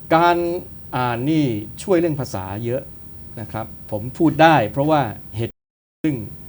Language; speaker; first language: Thai; native; Thai